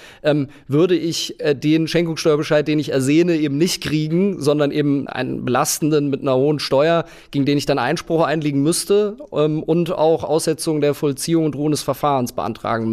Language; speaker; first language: German; native; German